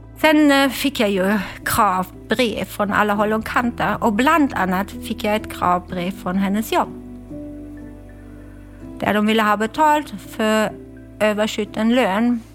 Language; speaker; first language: Swedish; non-native, fluent; German